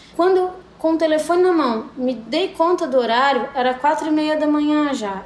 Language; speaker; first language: Portuguese; native; Portuguese